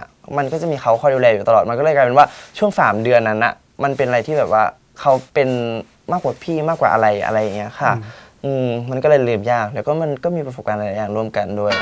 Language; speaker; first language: Thai; native; Thai